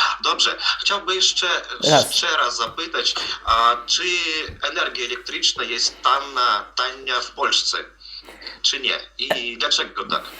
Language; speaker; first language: Polish; non-native, learner; Russian